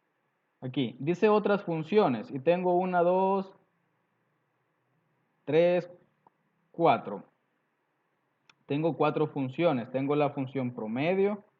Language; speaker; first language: Spanish; native; Spanish